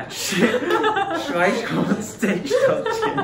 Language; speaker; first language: German; non-native, learner; English